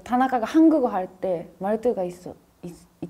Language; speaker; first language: Korean; non-native, fluent; Japanese